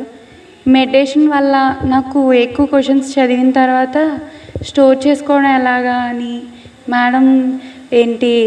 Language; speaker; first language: Telugu; native; Telugu